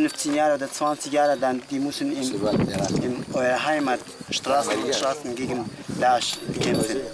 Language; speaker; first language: German; non-native, learner; Kurdish